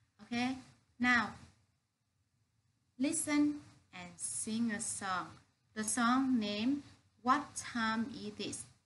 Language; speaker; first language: English; non-native, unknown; Vietnamese